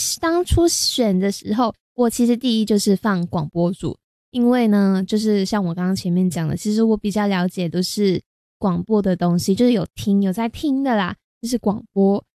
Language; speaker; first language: Chinese; non-native, local second language; Cantonese